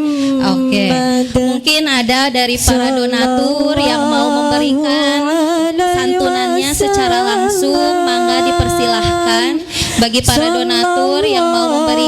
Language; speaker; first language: Indonesian; native; Indonesian